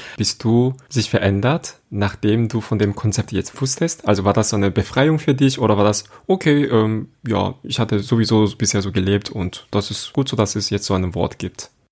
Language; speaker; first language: German; non-native, fluent; Korean